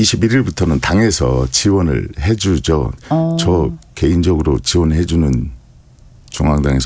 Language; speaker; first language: Korean; native; Korean